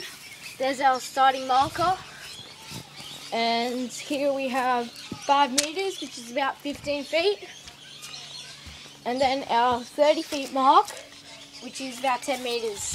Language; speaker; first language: English; native; English